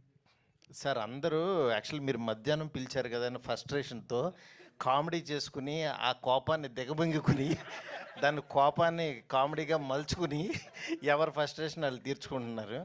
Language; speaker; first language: Telugu; native; Telugu